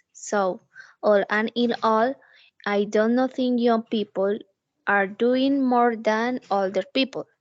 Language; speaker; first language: English; non-native, learner; Spanish